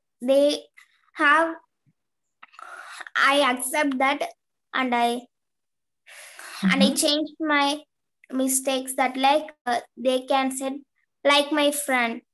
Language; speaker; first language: English; non-native, learner; Tamil